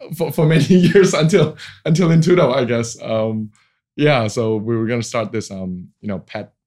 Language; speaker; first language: English; non-native, local second language; Cantonese